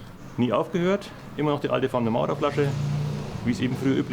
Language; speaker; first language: German; native; German